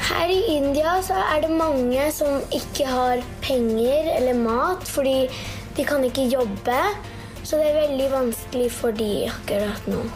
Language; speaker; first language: Norwegian; early bilingual, heritage; Norwegian